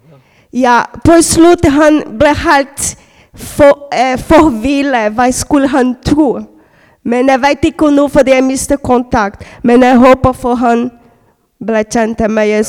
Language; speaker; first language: Norwegian; non-native, learner; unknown